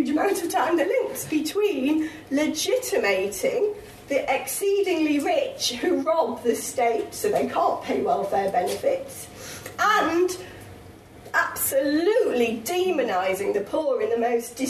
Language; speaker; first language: English; native; English